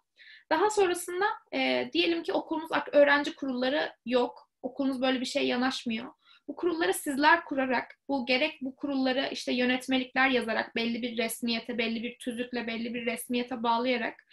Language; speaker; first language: Turkish; native; Turkish